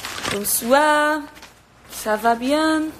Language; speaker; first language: French; non-native, learner; Portuguese